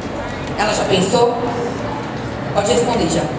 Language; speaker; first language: Portuguese; native; Portuguese